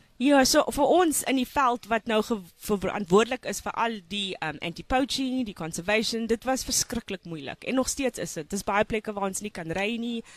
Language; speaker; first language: Afrikaans; non-native, local second language; English